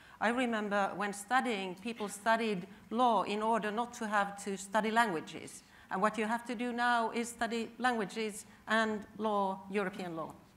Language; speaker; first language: English; non-native, fluent; Finnish